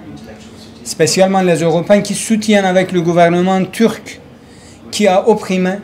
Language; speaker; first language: French; non-native, learner; Kurdish